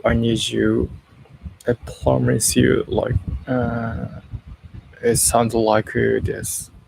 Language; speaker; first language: English; non-native, learner; Japanese